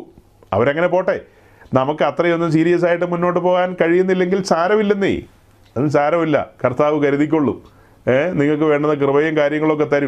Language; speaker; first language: Malayalam; native; Malayalam